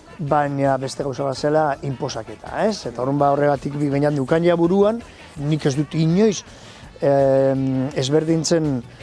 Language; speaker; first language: Basque; non-native, local second language; Spanish